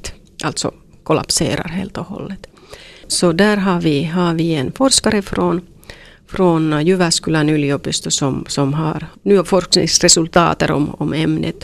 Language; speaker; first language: Swedish; non-native, local second language; Finnish